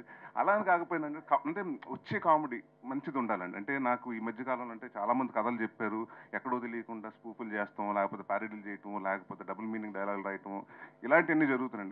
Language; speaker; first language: Telugu; native; Telugu